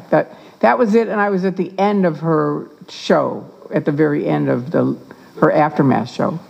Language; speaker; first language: English; native; English